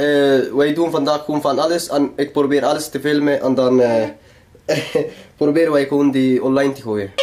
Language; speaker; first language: Dutch; non-native, learner; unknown